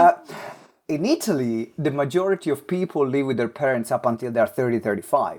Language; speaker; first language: English; non-native, fluent; Italian